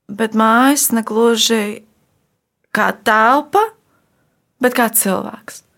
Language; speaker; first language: Latvian; native; Latvian